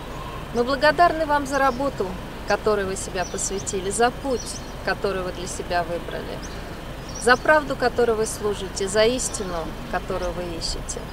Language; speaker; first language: Russian; native; Russian